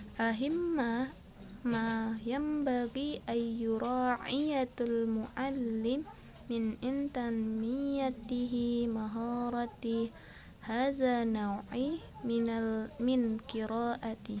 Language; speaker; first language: Arabic; non-native, learner; Indonesian